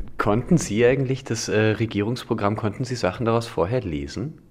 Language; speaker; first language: German; native; German